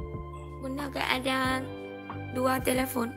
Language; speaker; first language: Indonesian; non-native, learner; Vietnamese